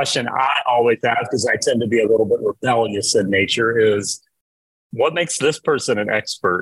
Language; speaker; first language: English; native; English